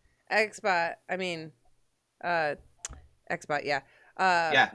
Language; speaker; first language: English; native; English